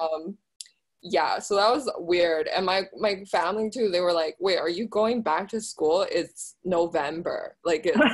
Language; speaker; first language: English; early bilingual, other home language; Chinese